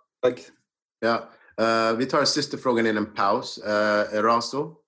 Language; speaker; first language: Swedish; non-native, fluent; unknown